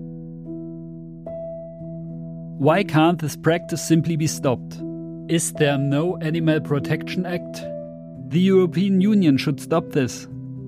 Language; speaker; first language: English; non-native, fluent; German